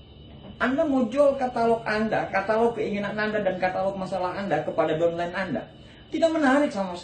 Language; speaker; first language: Indonesian; native; Indonesian